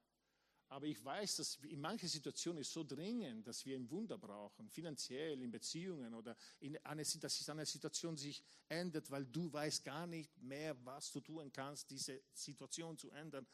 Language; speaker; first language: German; non-native, fluent; English